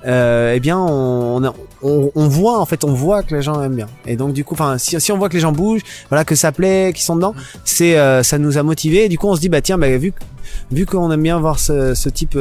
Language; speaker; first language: French; native; French